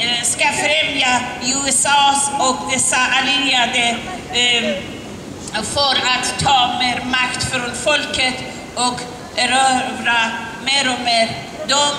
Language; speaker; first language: Swedish; non-native, learner; Persian